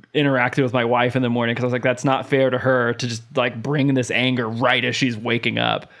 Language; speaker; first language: English; native; English